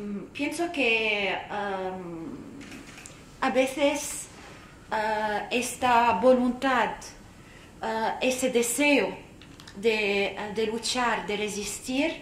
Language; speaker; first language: Spanish; non-native, fluent; Arabic